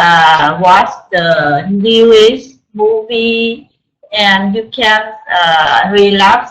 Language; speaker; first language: English; non-native, learner; Vietnamese